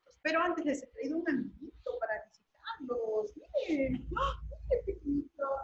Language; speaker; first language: Spanish; native; Spanish